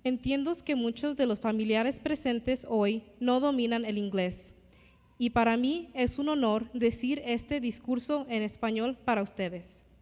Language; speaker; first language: Spanish; early bilingual, other home language; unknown